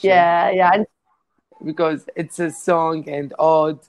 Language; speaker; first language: English; non-native, learner; Arabic